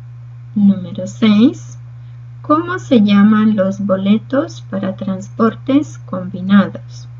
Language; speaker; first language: Spanish; non-native, fluent; Portuguese